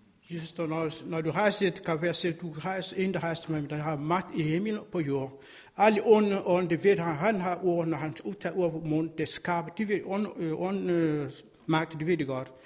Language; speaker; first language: Danish; non-native, fluent; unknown